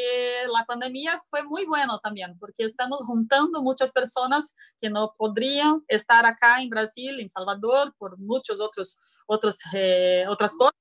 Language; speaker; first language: Spanish; non-native, learner; Portuguese